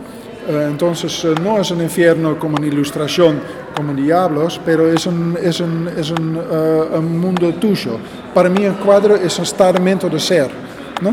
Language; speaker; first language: Spanish; non-native, learner; Dutch